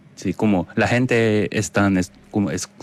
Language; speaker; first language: Spanish; non-native, learner; Korean